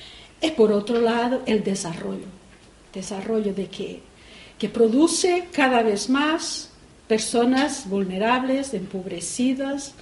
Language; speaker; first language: Spanish; non-native, fluent; Portuguese